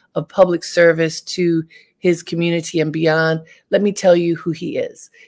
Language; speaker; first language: English; native; English